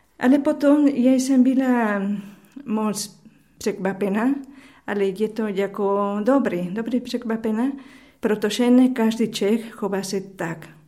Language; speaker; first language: Czech; non-native, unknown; Spanish